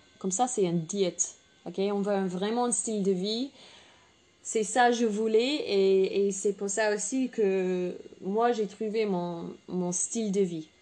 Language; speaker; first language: French; non-native, fluent; English